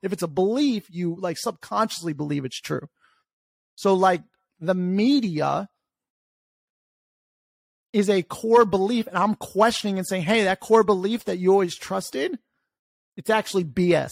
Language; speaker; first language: English; native; English